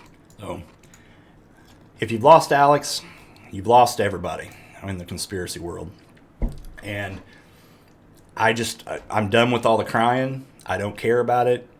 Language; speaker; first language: English; native; English